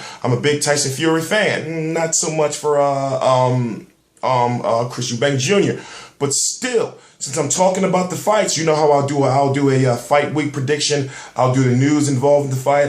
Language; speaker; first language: English; native; English